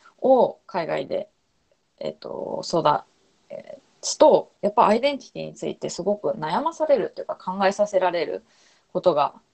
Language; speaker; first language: Japanese; native; Japanese